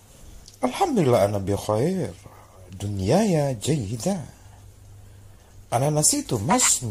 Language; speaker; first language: Arabic; non-native, learner; Indonesian